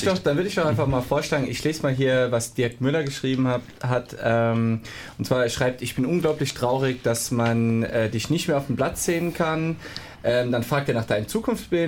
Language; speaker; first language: German; native; German